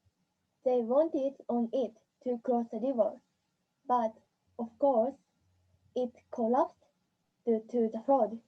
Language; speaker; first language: English; non-native, learner; Japanese